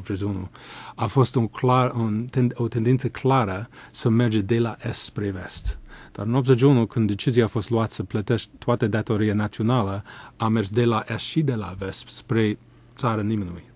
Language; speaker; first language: Romanian; non-native, fluent; English